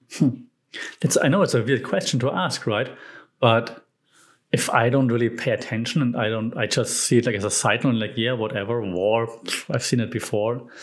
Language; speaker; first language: English; non-native, fluent; German